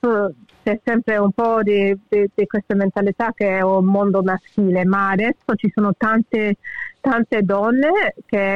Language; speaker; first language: Italian; early bilingual, heritage; English